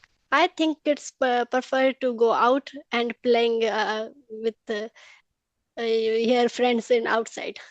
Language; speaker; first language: English; non-native, learner; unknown